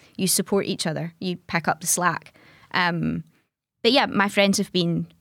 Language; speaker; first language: English; native; English